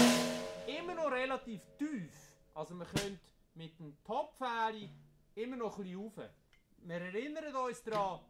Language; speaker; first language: German; native; German